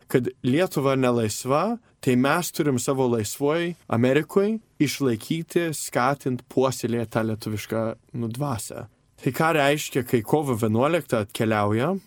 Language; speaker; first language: Lithuanian; early bilingual, heritage; Lithuanian